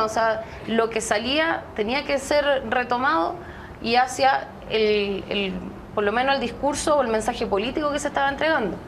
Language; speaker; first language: Spanish; native; Spanish